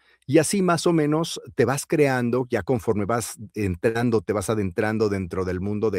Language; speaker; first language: Spanish; native; Spanish